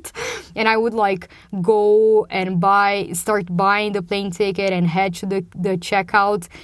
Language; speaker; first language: English; non-native, fluent; Portuguese